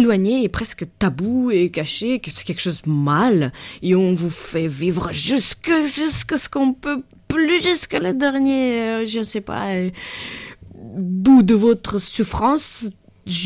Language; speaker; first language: French; non-native, fluent; Russian